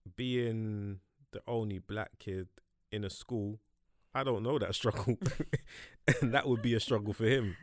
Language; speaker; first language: English; native; English